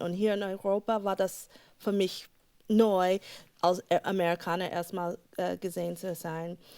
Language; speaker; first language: German; non-native, fluent; English